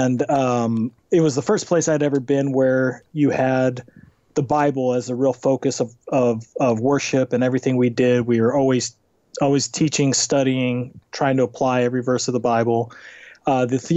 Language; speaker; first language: English; native; English